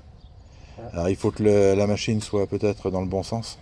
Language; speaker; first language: French; native; French